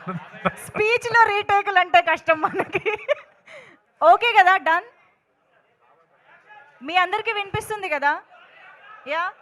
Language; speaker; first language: Telugu; native; Telugu